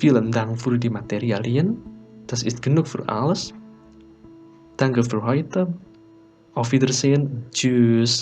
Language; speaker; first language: German; non-native, learner; Indonesian